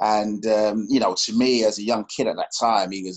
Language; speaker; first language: English; native; English